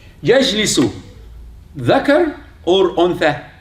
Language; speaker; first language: Arabic; non-native, fluent; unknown